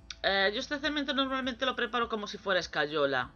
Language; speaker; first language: Spanish; native; Spanish